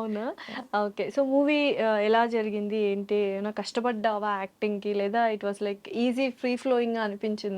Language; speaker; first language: Telugu; native; Telugu